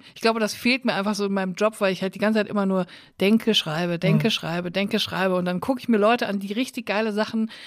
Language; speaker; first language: German; native; German